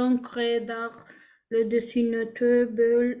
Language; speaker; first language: French; non-native, learner; Spanish